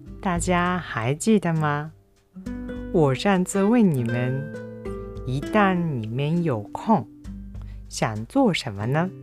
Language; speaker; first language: Chinese; non-native, fluent; Japanese